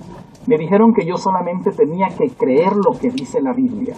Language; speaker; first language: Spanish; native; Spanish